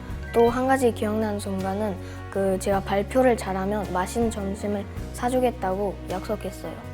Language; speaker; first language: Korean; early bilingual, other home language; Russian